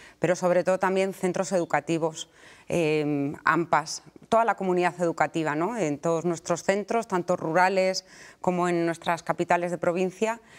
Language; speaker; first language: Spanish; native; Spanish